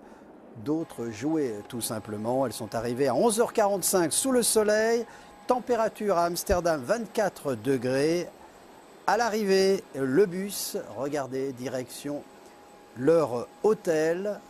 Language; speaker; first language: French; native; French